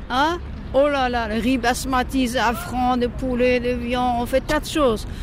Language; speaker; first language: French; non-native, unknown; Persian